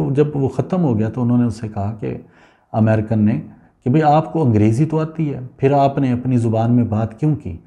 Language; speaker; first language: Urdu; non-native, local second language; Punjabi